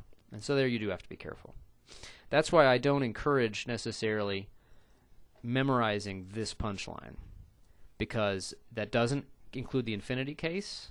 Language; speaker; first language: English; native; English